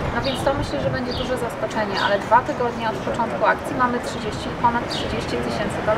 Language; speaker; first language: Polish; native; Polish